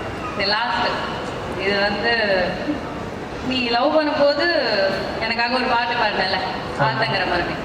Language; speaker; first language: Tamil; non-native, learner; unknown